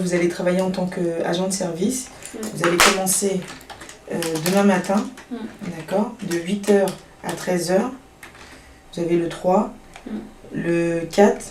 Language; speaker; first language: French; native; French